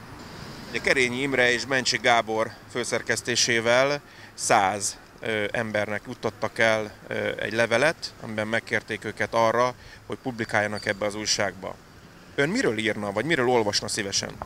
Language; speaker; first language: Hungarian; native; Hungarian